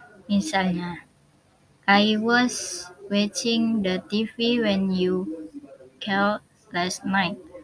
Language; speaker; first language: English; non-native, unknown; Indonesian